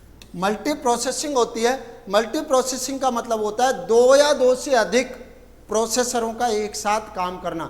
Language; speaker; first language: Hindi; native; Hindi